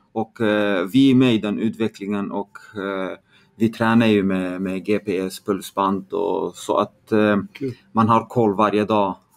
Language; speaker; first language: Swedish; early bilingual, other home language; Kurdish